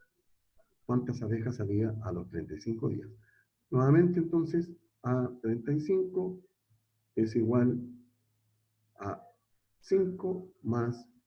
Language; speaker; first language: Spanish; native; Spanish